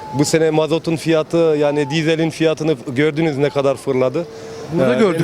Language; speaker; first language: Turkish; early bilingual, heritage; Turkish